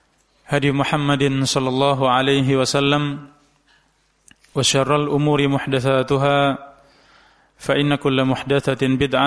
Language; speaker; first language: Arabic; non-native, fluent; Indonesian